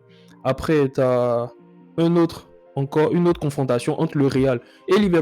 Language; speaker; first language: French; native; French